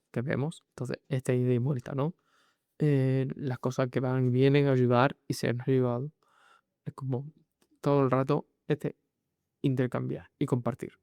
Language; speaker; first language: Spanish; native; Spanish